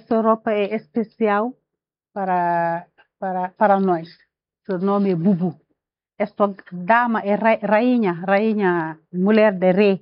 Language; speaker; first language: Portuguese; non-native, learner; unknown